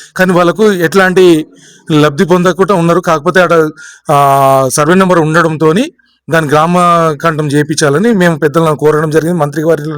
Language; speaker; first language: Telugu; native; Telugu